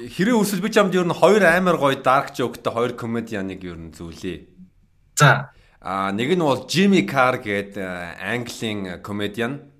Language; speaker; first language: Mongolian; early bilingual, heritage; Mongolian